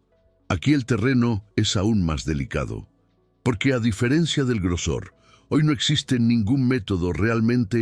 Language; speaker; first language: Spanish; native; Spanish